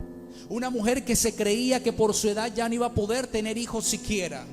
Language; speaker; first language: Spanish; native; Spanish